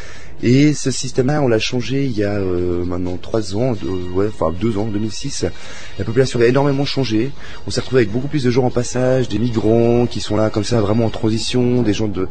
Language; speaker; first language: French; native; French